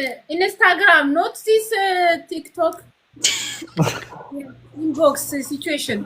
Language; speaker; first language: English; non-native, learner; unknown